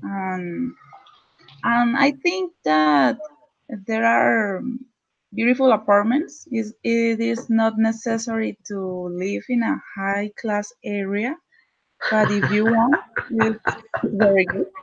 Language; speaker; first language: English; non-native, learner; Spanish